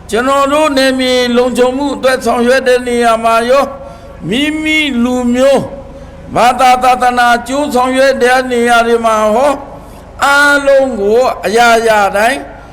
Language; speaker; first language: Burmese; non-native, local second language; Pa'o Karen